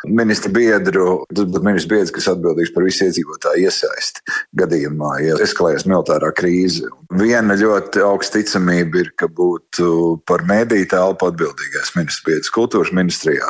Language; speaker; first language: Latvian; native; Latvian